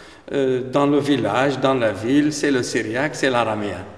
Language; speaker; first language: French; non-native, fluent; Aramaic